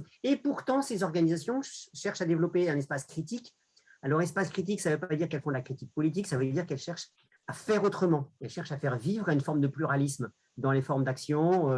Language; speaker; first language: French; native; French